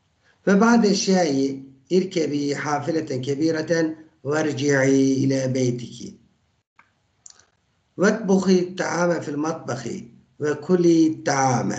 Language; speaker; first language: Arabic; non-native, fluent; Turkish